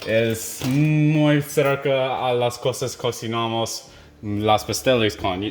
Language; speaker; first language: Spanish; non-native, learner; English